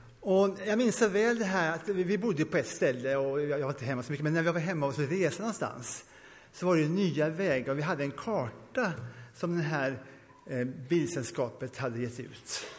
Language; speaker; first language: Swedish; early bilingual, heritage; Swedish